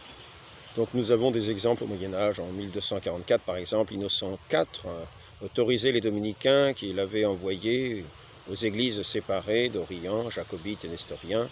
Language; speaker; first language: French; native; French